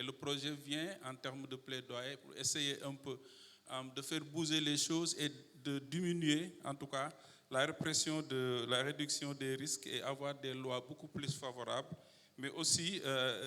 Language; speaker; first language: French; non-native, local second language; Wolof